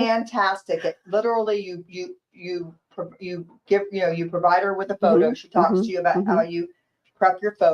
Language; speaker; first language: English; native; English